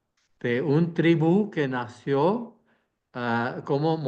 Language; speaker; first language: Spanish; non-native, fluent; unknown